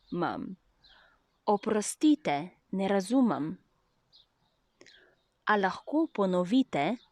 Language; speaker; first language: Slovenian; non-native, learner; Chinese